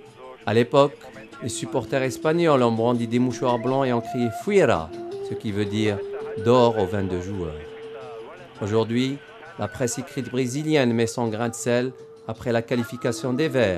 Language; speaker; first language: French; non-native, local second language; Arabic